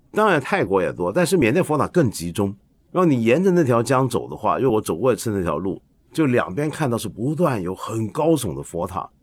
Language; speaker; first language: Chinese; non-native, local second language; Cantonese